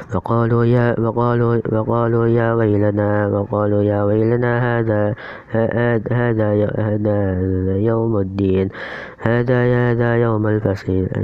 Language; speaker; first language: Arabic; non-native, learner; Indonesian